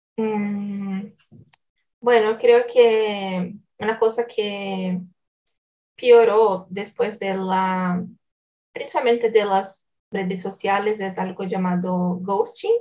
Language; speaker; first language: Spanish; non-native, learner; Portuguese